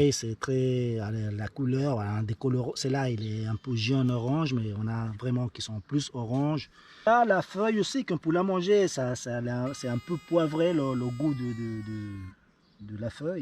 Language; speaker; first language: French; native; French